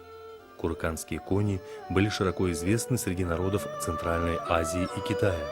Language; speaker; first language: Russian; native; Russian